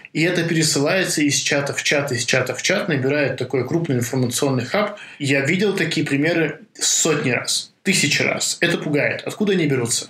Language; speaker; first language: Russian; native; Russian